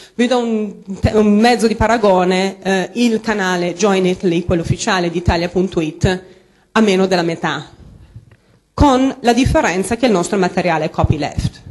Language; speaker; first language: Italian; non-native, fluent; English